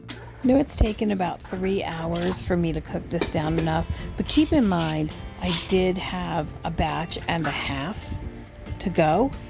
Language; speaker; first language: English; native; English